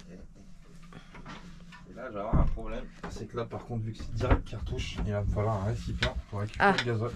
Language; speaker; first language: French; native; French